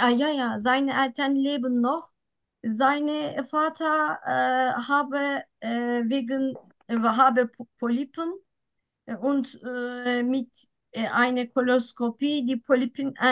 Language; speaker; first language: German; non-native, learner; Turkish